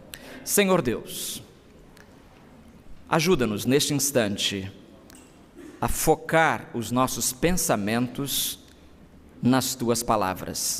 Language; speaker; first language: Portuguese; native; Portuguese